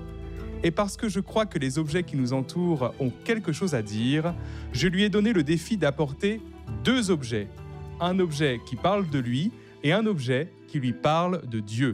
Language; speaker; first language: French; native; French